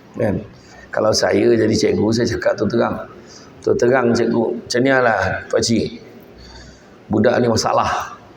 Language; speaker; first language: Malay; native; Malay